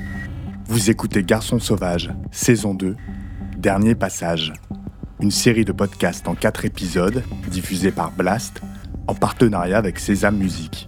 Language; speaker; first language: French; native; French